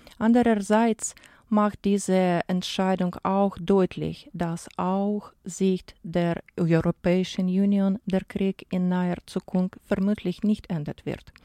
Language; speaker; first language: German; non-native, fluent; Ukrainian